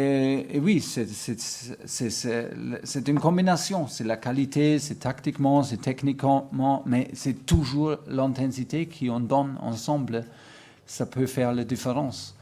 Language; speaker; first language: French; non-native, fluent; German